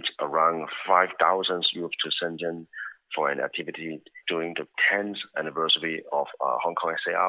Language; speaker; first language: English; non-native, local second language; Cantonese